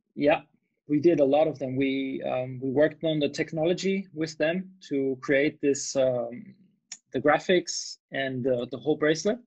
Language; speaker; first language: English; non-native, fluent; German